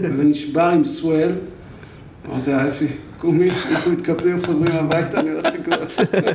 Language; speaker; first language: Hebrew; native; Hebrew